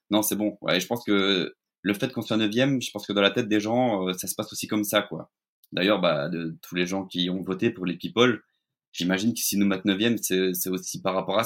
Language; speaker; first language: French; native; French